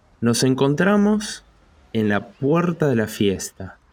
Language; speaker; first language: Spanish; early bilingual, heritage; Spanish